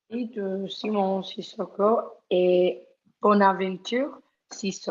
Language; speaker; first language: French; non-native, learner; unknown